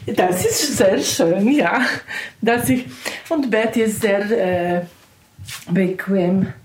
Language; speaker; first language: German; non-native, learner; Polish